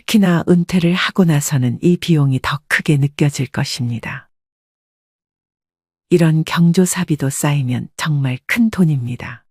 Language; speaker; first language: Korean; native; Korean